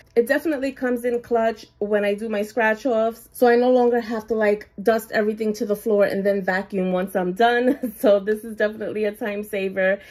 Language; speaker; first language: English; native; English